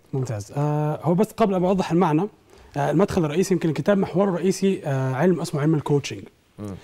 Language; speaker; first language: Arabic; native; Arabic